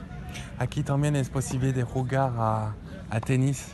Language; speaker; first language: Spanish; non-native, learner; French